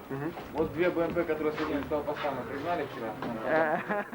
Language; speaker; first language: Russian; native; Russian